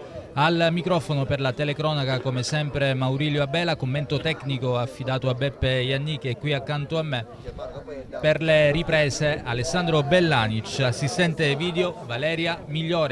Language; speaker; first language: Italian; native; Italian